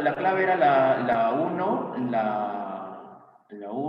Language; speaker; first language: Spanish; native; Spanish